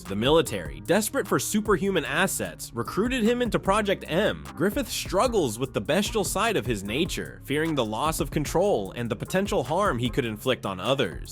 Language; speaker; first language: English; native; English